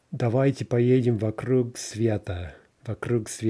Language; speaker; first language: Russian; non-native, fluent; English